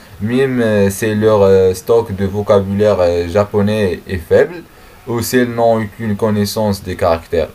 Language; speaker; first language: French; non-native, learner; Arabic